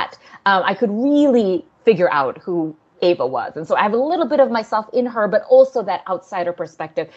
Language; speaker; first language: English; native; English